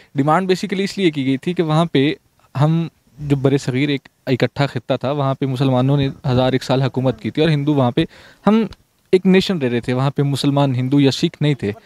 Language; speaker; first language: Urdu; native; Urdu